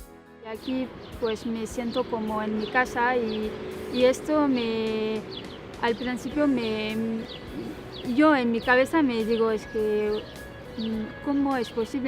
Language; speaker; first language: Spanish; non-native, fluent; French